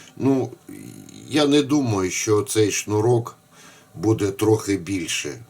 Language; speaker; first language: Ukrainian; non-native, local second language; Russian